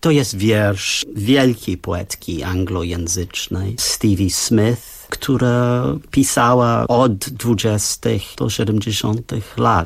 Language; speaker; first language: Polish; non-native, fluent; English